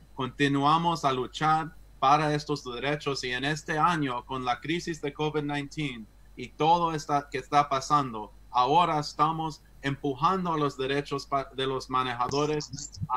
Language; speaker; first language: Spanish; non-native, fluent; English